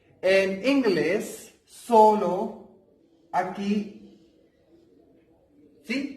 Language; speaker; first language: Spanish; non-native, fluent; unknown